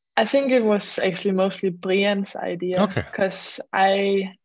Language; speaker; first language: English; non-native, fluent; Danish